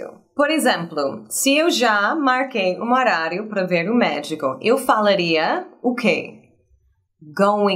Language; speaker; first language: Portuguese; non-native, fluent; English